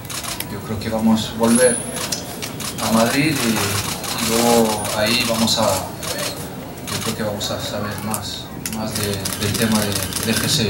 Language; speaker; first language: Spanish; non-native, fluent; French